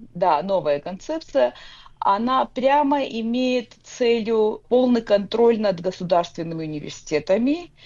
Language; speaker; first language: Russian; non-native, local second language; Georgian